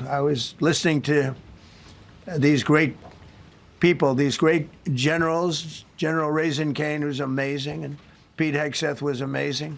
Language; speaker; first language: English; native; English